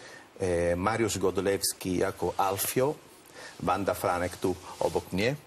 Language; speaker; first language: Polish; non-native, learner; Italian